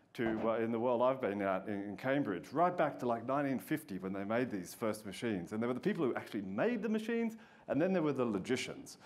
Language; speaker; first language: English; native; English